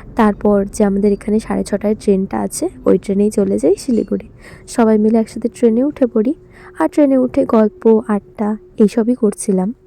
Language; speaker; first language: Bangla; native; Bangla